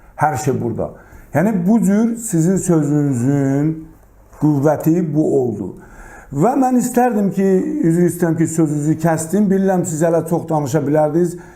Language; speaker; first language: Azerbaijani; native; Azerbaijani